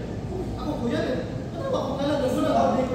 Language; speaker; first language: Filipino; non-native, local second language; Cebuano